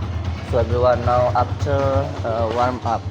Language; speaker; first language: English; non-native, learner; Indonesian